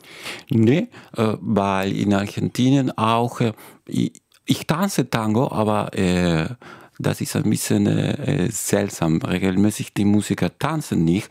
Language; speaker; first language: German; non-native, fluent; Spanish